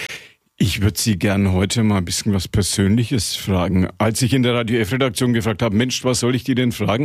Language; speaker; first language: German; native; German